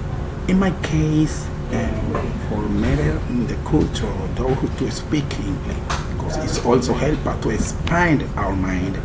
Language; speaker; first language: English; non-native, learner; Spanish